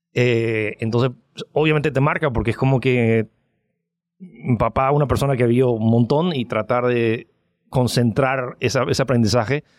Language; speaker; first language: Spanish; early bilingual, other home language; French